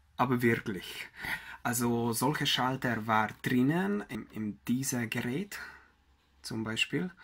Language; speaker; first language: German; non-native, learner; Hungarian